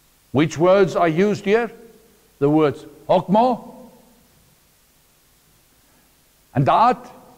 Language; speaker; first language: English; non-native, local second language; Afrikaans